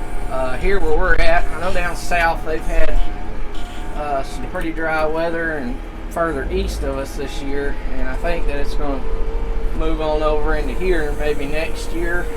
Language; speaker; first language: English; native; English